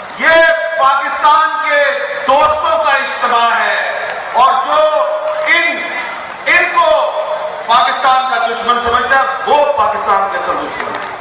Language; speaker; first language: Urdu; native; Urdu